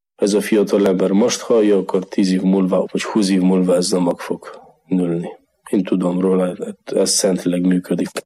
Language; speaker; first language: Hungarian; non-native, learner; Polish